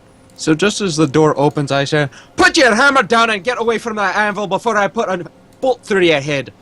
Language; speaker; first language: English; native; English